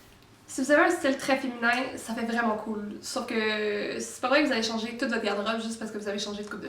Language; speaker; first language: French; native; French